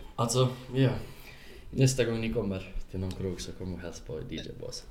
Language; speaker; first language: Swedish; early bilingual, other home language; Arabic